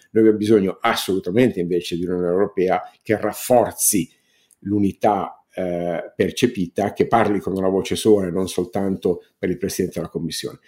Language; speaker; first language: Italian; native; Italian